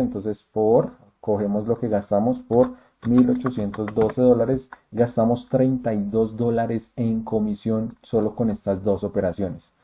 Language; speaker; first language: Spanish; native; Spanish